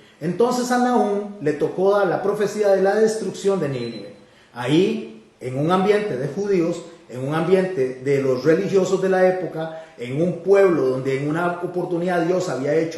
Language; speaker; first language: Spanish; native; Spanish